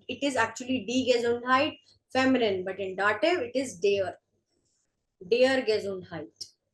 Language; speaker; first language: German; non-native, fluent; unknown